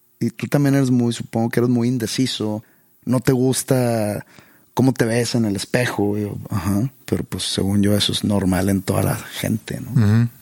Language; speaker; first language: Spanish; native; Spanish